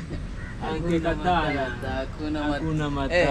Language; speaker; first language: Italian; non-native, learner; Swahili